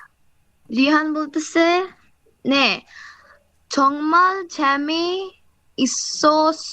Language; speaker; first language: Korean; non-native, learner; Bangla